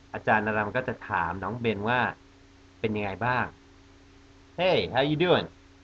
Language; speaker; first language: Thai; non-native, fluent; English